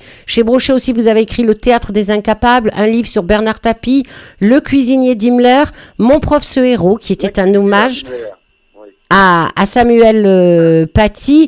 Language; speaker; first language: French; native; French